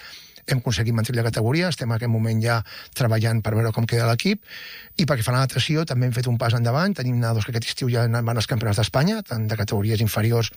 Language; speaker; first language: Catalan; native; Catalan